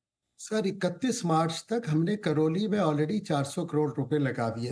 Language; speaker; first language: Hindi; native; Hindi